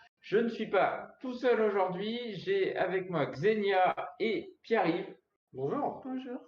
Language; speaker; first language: French; native; French